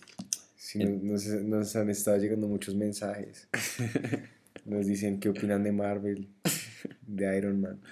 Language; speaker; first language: Spanish; native; Spanish